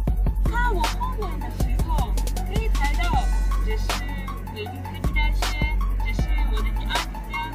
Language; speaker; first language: Chinese; non-native, learner; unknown